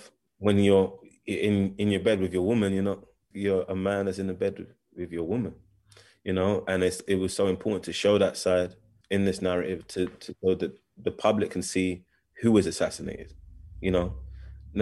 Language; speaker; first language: English; native; English